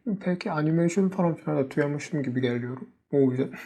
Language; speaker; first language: Turkish; non-native, learner; Korean